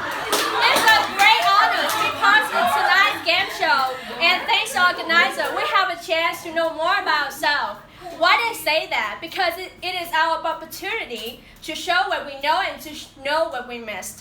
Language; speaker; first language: English; non-native, fluent; Vietnamese